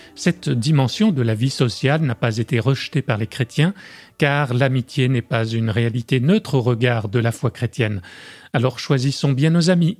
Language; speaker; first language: French; native; French